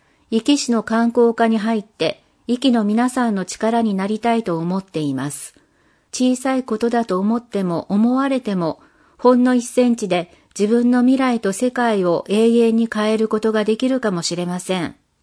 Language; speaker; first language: Japanese; non-native, fluent; English